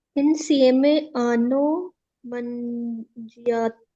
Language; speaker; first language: Italian; non-native, learner; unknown